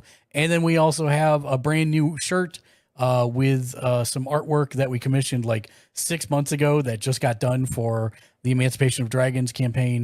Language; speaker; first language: English; native; English